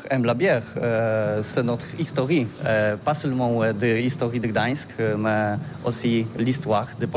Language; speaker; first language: French; non-native, learner; Polish